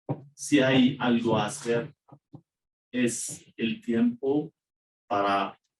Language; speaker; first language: Spanish; non-native, fluent; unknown